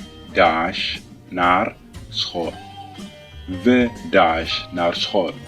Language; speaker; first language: Dutch; non-native, fluent; Tigrinya